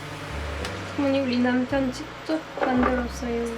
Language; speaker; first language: Korean; non-native, fluent; French